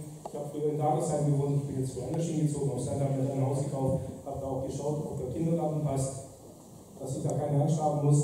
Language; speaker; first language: German; native; German